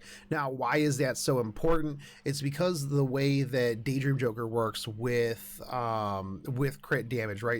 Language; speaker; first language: English; native; English